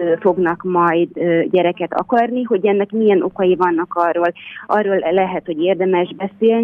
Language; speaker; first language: Hungarian; native; Hungarian